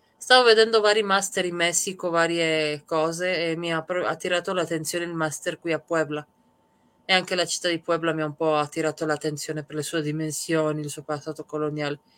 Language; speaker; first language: Italian; early bilingual, other home language; Serbian